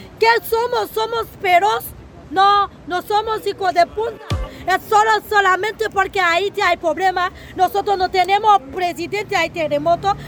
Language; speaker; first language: Spanish; non-native, learner; Haitian Creole